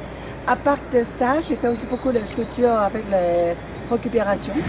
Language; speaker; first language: French; non-native, fluent; Chinese